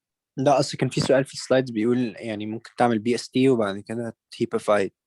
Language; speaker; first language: Arabic; native; Arabic